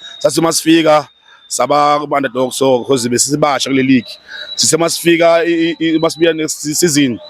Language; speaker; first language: Zulu; non-native, local second language; Swati